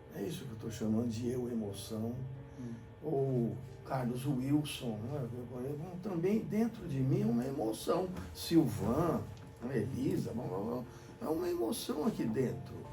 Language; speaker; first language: Portuguese; native; Portuguese